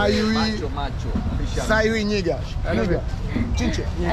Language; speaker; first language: Chinese; non-native, learner; Swahili